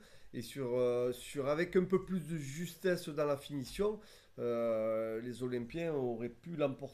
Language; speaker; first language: French; native; French